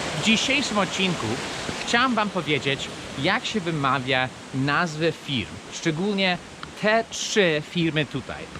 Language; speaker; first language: Polish; non-native, fluent; English